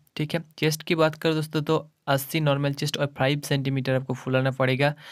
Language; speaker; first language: Hindi; non-native, local second language; Bangla